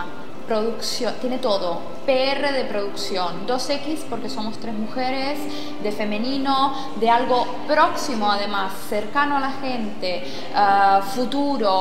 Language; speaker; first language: Spanish; non-native, fluent; Italian